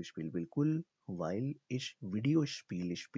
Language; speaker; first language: German; non-native, fluent; Urdu